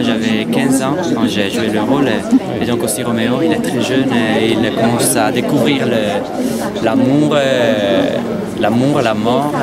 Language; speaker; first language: French; non-native, fluent; Italian